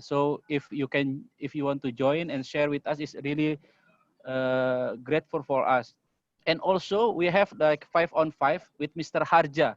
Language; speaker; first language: English; non-native, learner; Indonesian